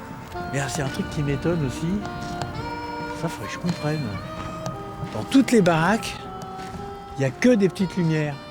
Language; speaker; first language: French; native; French